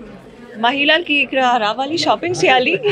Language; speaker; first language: Telugu; non-native, learner; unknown